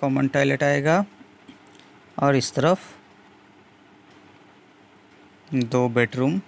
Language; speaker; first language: Hindi; non-native, local second language; Bangla